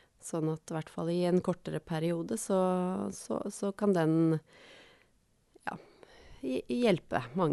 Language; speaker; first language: Norwegian; native; Norwegian